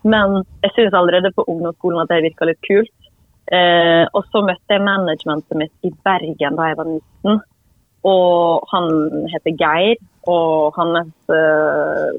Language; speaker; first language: Norwegian; native; Norwegian